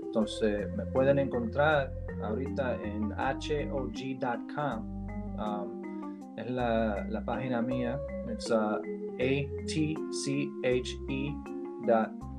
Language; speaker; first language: Spanish; early bilingual, heritage; Spanish